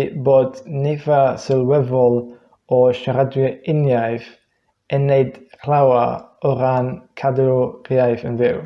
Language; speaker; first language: Welsh; non-native, fluent; English